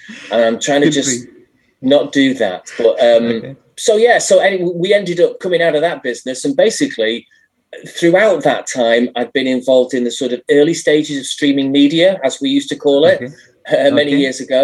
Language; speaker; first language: English; native; English